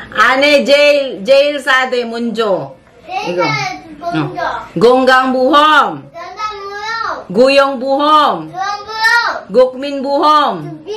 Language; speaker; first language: Korean; non-native, learner; Filipino